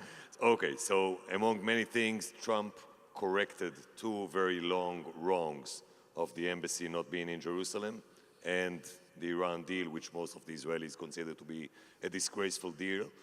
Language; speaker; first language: English; non-native, fluent; Hebrew